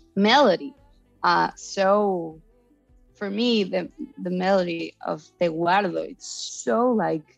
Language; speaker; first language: English; non-native, learner; Spanish